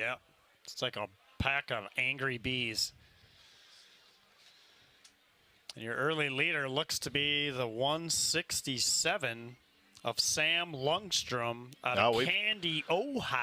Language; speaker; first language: English; native; English